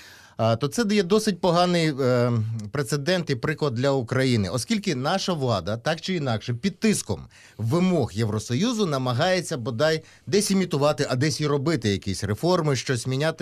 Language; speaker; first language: Ukrainian; native; Ukrainian